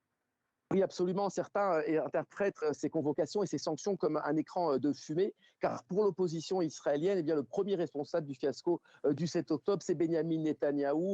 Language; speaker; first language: French; native; French